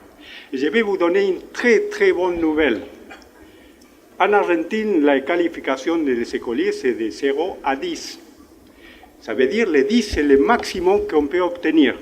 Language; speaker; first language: French; non-native, fluent; Spanish